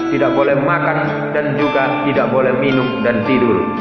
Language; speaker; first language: Indonesian; native; Indonesian